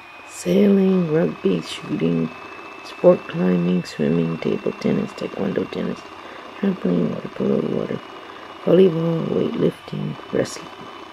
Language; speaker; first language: English; native; English